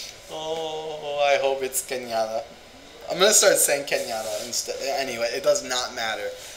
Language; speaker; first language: English; native; English